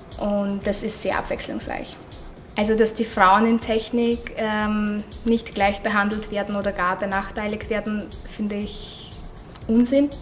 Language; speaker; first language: German; non-native, fluent; Russian